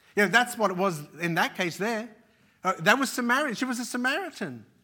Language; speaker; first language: English; early bilingual, other home language; Arabic